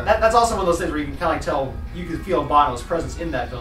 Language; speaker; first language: English; native; English